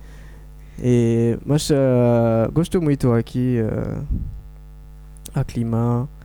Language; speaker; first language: Portuguese; non-native, learner; Morisyen